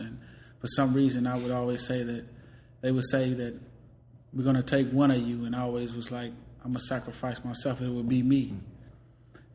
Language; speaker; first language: English; native; English